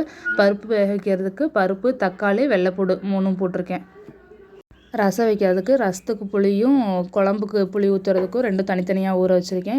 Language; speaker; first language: Tamil; native; Tamil